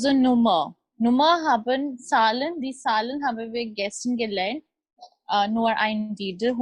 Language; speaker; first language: German; non-native, fluent; Hindi